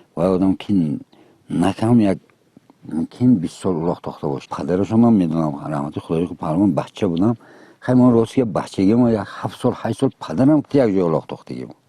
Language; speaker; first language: Tajik; native; Tajik